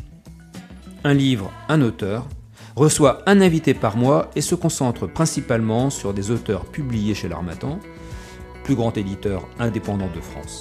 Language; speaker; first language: French; native; French